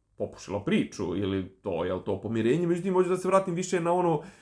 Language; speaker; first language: Serbian; native; Serbian